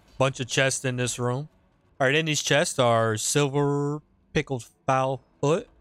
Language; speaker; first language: English; native; English